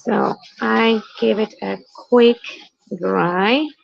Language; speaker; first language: English; non-native, fluent; Polish